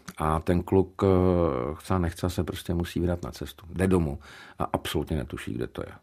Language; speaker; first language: Czech; native; Czech